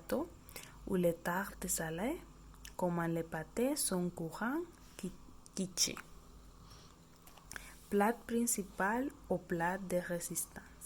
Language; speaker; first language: French; non-native, learner; Spanish